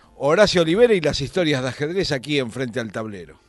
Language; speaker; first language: Spanish; native; Spanish